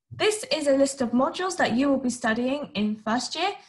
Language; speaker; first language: English; native; English